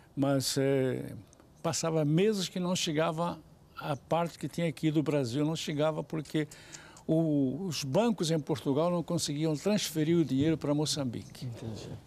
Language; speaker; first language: Portuguese; native; Portuguese